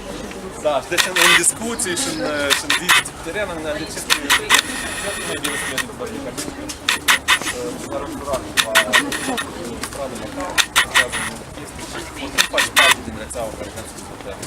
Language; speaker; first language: Romanian; native; Romanian